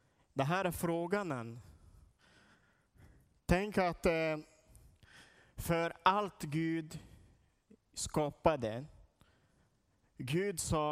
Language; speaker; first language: Swedish; non-native, learner; Portuguese